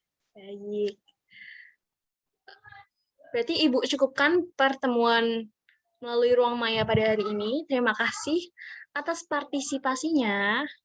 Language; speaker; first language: Indonesian; native; Indonesian